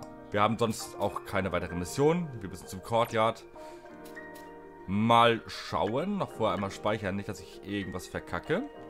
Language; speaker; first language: German; native; German